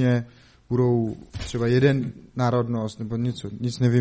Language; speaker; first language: Czech; non-native, learner; Mongolian